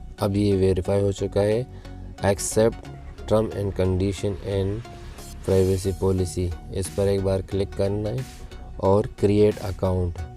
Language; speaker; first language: Urdu; non-native, local second language; Pashto